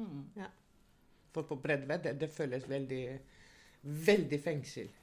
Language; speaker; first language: Norwegian; non-native, fluent; Albanian